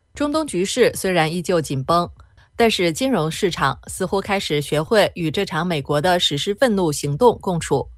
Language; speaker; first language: Chinese; native; Chinese